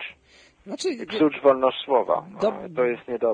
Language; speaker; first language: Polish; non-native, fluent; French